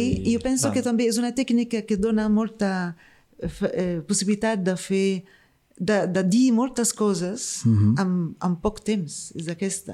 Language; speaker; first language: Catalan; non-native, fluent; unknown